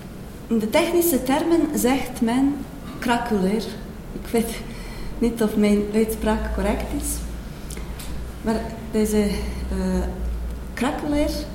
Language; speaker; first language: Dutch; non-native, fluent; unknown